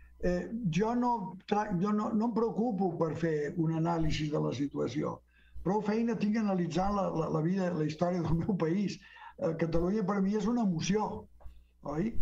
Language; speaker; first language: Catalan; early bilingual, heritage; Catalan